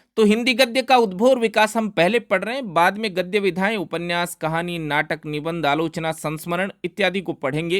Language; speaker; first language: Hindi; native; Hindi